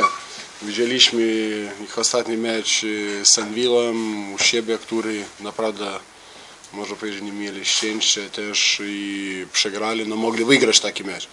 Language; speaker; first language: Polish; non-native, learner; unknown